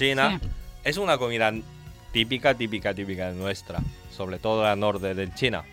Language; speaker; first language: Spanish; non-native, learner; Chinese